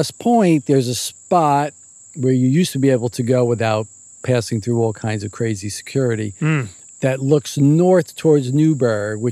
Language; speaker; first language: English; native; English